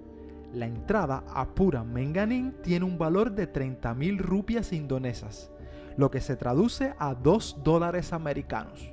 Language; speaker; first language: Spanish; native; Spanish